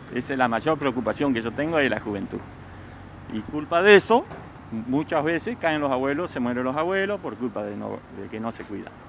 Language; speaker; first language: Spanish; native; Spanish